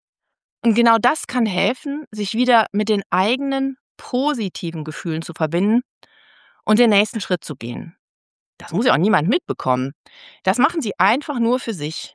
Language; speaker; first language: German; native; German